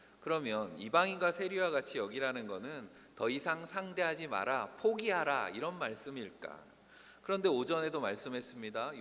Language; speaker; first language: Korean; native; Korean